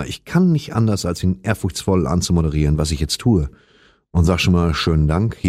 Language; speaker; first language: German; native; German